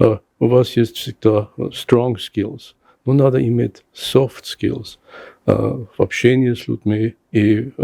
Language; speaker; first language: Russian; non-native, fluent; German